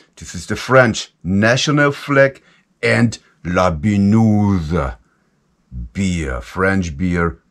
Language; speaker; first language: English; non-native, fluent; German